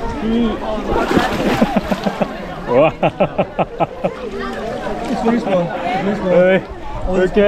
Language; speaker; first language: English; non-native, learner; Korean